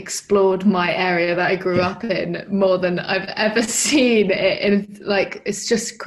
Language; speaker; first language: English; native; English